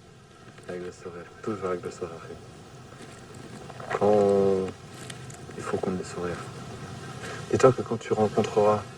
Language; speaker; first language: French; native; French